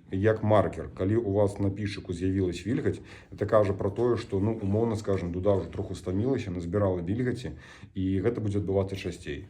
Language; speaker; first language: Belarusian; native; Belarusian